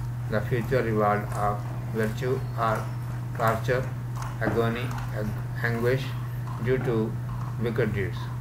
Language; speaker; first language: English; non-native, local second language; Urdu